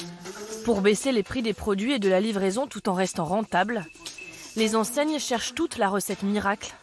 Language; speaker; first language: French; native; French